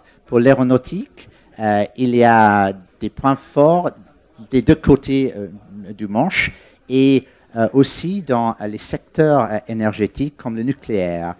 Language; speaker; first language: French; non-native, fluent; English